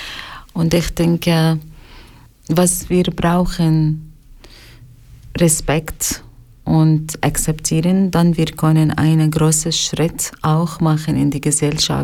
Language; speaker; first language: German; non-native, learner; Arabic